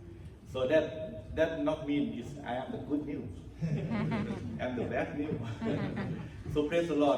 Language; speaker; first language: English; non-native, learner; Thai